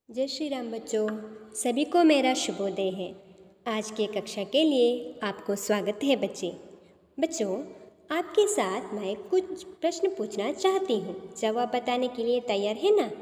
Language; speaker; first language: Hindi; non-native, local second language; Kannada